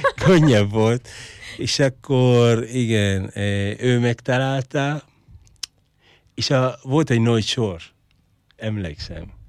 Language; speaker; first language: Hungarian; non-native, learner; Spanish